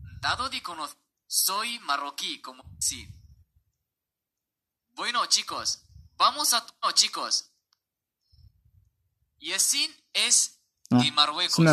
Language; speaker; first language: Spanish; non-native, fluent; Arabic